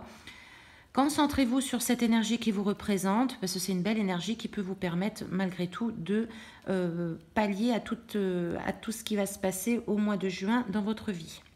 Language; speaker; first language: French; native; French